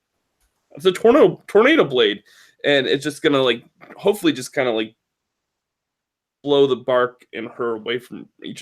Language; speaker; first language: English; native; English